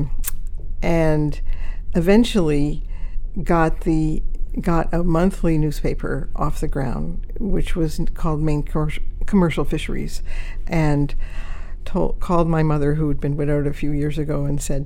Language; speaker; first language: English; native; English